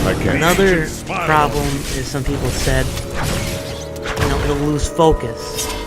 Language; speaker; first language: English; native; English